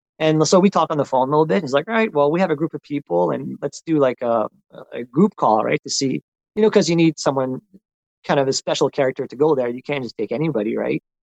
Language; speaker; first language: English; non-native, local second language; French